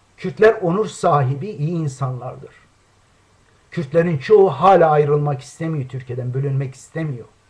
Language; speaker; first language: Turkish; non-native, local second language; Kurdish